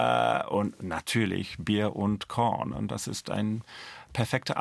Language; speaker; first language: German; non-native, fluent; English